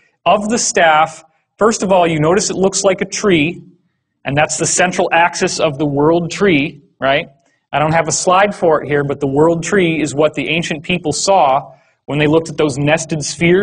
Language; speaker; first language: English; native; English